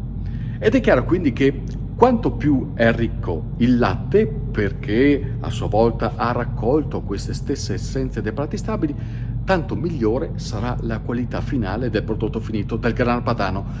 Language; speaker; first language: Italian; native; Italian